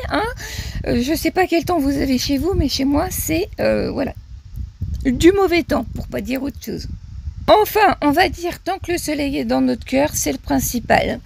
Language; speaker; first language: French; native; French